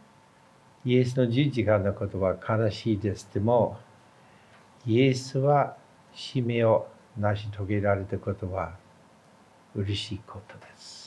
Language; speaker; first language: Japanese; non-native, fluent; English